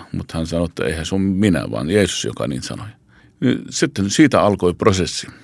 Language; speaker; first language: Finnish; non-native, fluent; Arabic